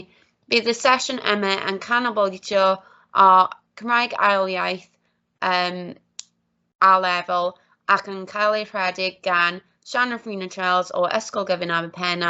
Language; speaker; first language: Welsh; non-native, local second language; English